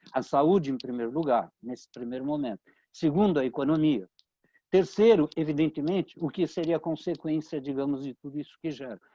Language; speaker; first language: Portuguese; early bilingual, other home language; Italian